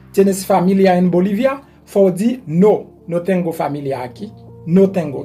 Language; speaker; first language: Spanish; non-native, learner; Haitian Creole